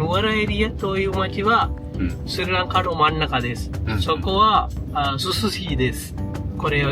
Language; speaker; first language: Japanese; non-native, learner; Sinhala